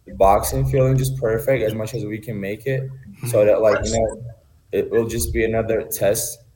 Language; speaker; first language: English; non-native, fluent; Turkish